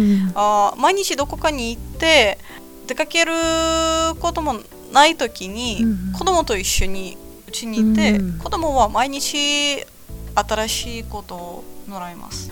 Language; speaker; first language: Japanese; non-native, fluent; Latvian